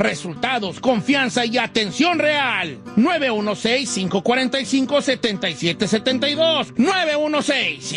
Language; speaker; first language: Spanish; native; Spanish